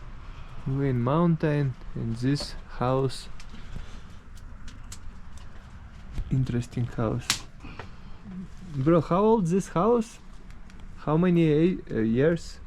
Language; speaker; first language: English; non-native, learner; Russian